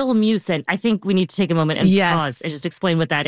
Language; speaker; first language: English; native; English